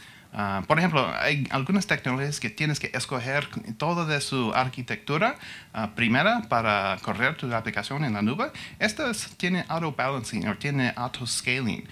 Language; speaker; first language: Spanish; non-native, learner; English